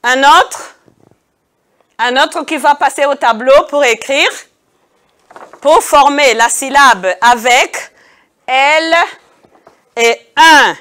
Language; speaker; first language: French; non-native, local second language; Kinyarwanda